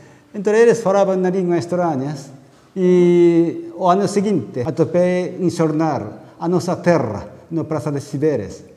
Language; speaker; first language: Galician; non-native, learner; Japanese